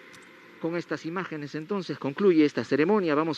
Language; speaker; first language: Spanish; native; Spanish